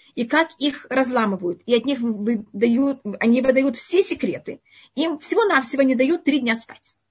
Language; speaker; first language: Russian; early bilingual, heritage; Russian